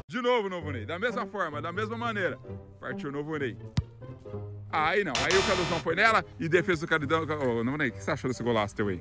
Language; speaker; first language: Portuguese; native; Portuguese